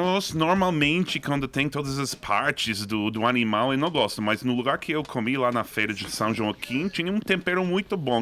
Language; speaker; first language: Portuguese; non-native, fluent; English